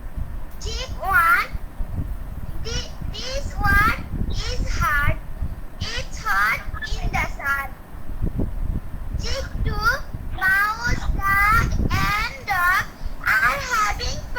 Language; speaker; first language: English; non-native, learner; Bangla